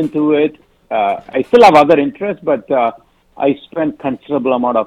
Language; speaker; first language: English; non-native, local second language; Tamil